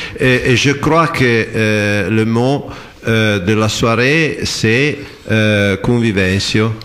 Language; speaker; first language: French; non-native, fluent; Italian